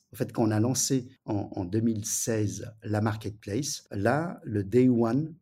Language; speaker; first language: French; early bilingual, other home language; Wu Chinese